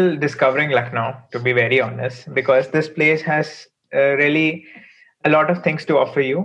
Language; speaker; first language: English; non-native, local second language; Hindi